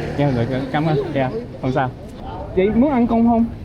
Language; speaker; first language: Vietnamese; non-native, learner; English